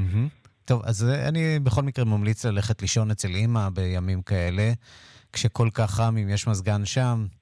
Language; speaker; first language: Hebrew; native; Hebrew